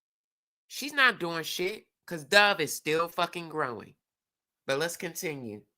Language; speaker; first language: English; native; English